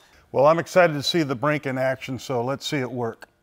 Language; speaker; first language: English; native; English